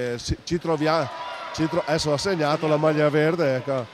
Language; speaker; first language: Italian; native; Italian